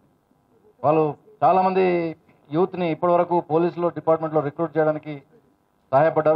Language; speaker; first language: Telugu; native; Telugu